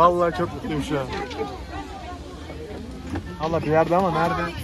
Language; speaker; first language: Turkish; native; Turkish